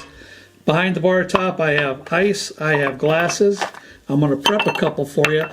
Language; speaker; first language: English; native; English